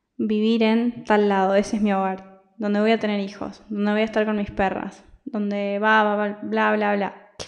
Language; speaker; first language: Spanish; native; Spanish